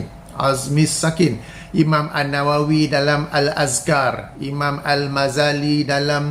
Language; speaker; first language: Malay; native; Malay